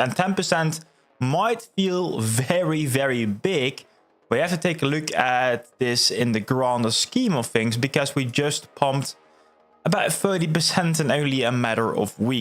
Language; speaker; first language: English; non-native, fluent; Dutch